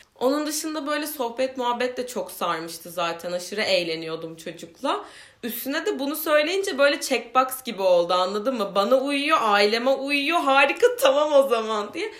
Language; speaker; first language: Turkish; native; Turkish